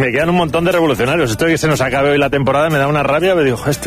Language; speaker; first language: Spanish; native; Spanish